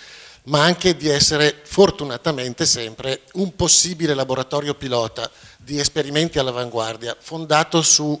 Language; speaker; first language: Italian; native; Italian